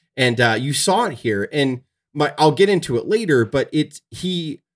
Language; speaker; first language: English; native; English